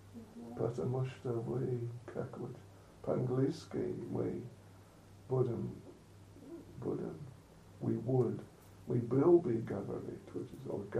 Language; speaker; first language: Russian; non-native, learner; English